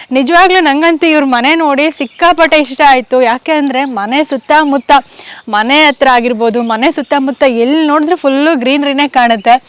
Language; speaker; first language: Kannada; native; Kannada